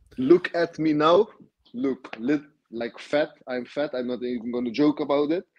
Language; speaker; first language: English; non-native, fluent; Dutch